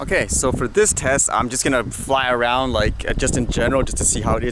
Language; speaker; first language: English; native; English